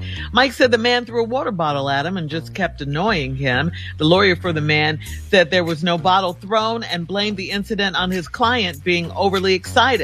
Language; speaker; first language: English; native; English